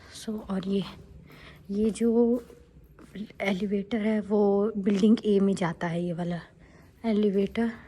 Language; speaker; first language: Hindi; native; Hindi